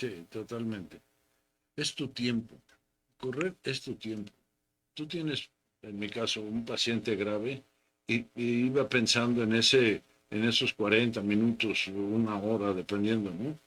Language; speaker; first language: Spanish; native; Spanish